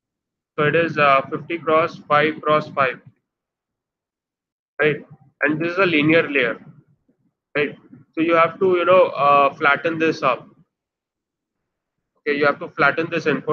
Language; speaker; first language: English; non-native, local second language; Hindi